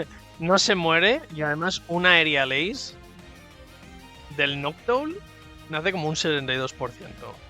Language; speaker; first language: Spanish; native; Spanish